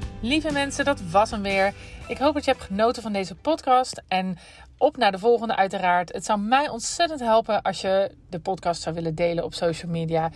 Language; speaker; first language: Dutch; native; Dutch